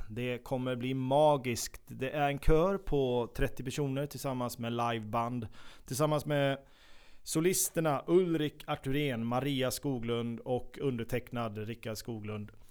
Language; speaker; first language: Swedish; native; Swedish